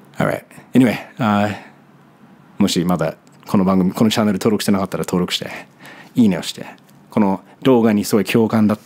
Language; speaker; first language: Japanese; non-native, fluent; English